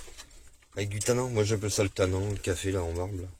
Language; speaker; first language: French; native; French